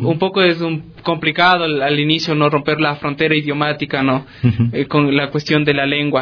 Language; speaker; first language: Spanish; native; Spanish